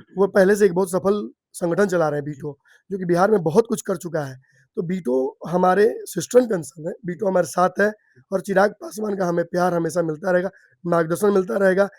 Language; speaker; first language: Hindi; native; Hindi